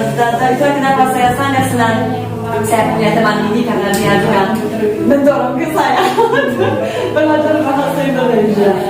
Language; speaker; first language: Indonesian; non-native, fluent; Polish